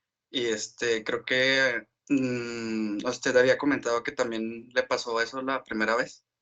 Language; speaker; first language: Spanish; native; Spanish